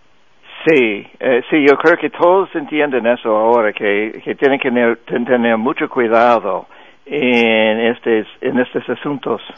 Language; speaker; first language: Spanish; non-native, fluent; English